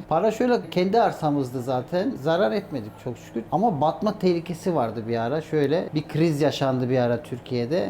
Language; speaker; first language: Turkish; early bilingual, heritage; Turkish